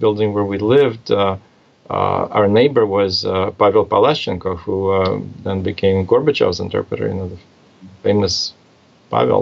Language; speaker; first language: English; non-native, fluent; Russian